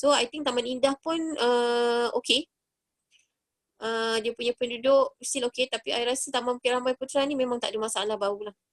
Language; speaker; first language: Malay; native; Malay